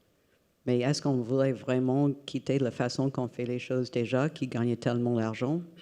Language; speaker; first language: French; non-native, fluent; English